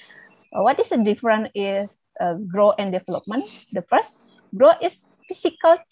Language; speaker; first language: English; non-native, learner; Indonesian